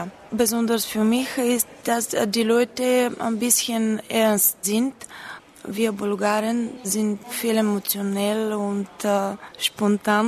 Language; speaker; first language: German; non-native, learner; Bulgarian